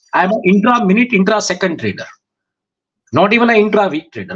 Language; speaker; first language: Hindi; non-native, local second language; Gujarati